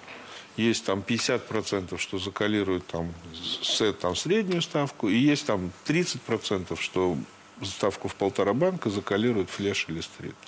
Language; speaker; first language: Russian; native; Russian